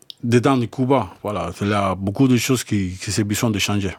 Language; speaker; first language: French; non-native, learner; Spanish